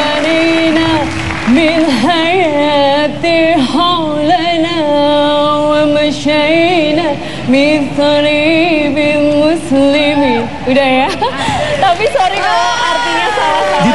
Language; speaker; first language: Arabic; non-native, learner; Indonesian